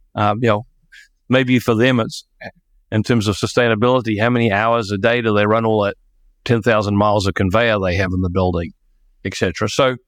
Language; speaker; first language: English; native; English